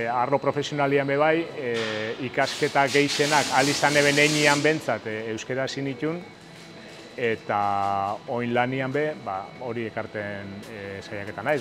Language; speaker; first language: Basque; native; Basque